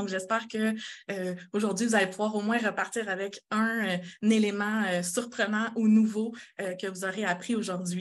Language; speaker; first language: French; native; French